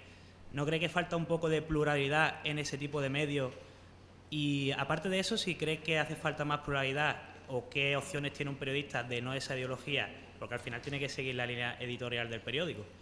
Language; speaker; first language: Spanish; native; Spanish